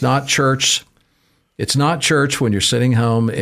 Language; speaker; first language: English; native; English